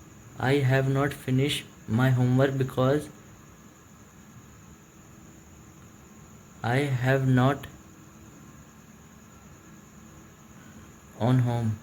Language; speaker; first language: English; non-native, learner; Hindi